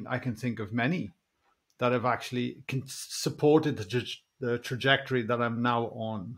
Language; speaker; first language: English; native; English